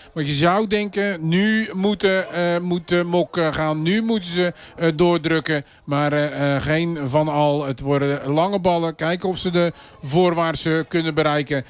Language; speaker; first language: Dutch; native; Dutch